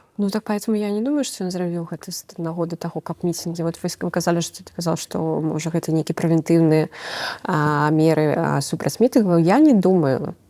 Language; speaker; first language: Belarusian; non-native, local second language; Russian